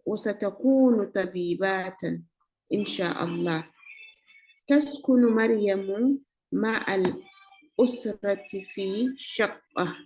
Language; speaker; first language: Arabic; non-native, learner; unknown